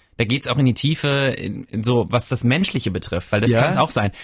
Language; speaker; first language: German; native; German